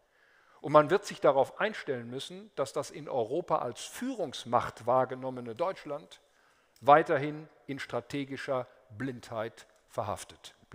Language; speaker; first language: German; native; German